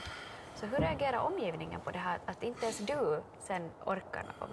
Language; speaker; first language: Swedish; native; Swedish